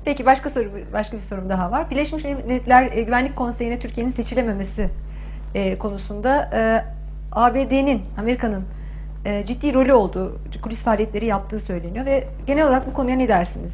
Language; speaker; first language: Turkish; native; Turkish